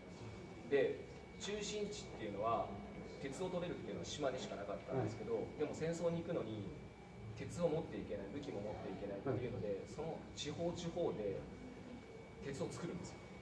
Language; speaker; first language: Japanese; native; Japanese